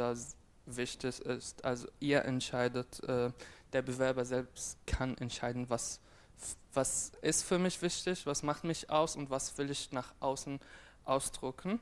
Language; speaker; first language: German; non-native, fluent; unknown